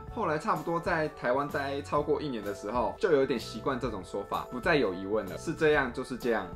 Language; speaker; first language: Chinese; non-native, fluent; Korean